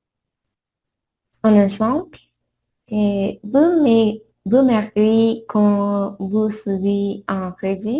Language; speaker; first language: French; non-native, learner; Spanish